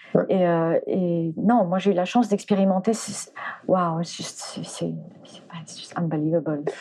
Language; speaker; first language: French; early bilingual, other home language; English